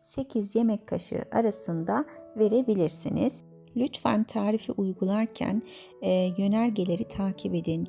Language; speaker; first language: Turkish; native; Turkish